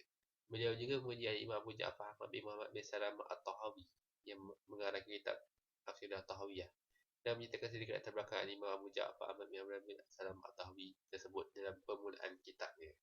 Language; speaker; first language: Malay; native; Malay